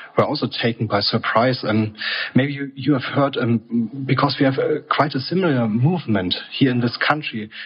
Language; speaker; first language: English; non-native, fluent; German